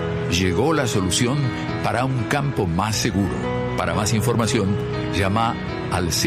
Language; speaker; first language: Spanish; native; Spanish